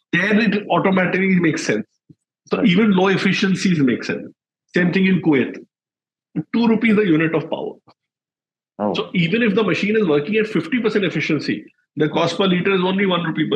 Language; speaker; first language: English; non-native, local second language; Hindi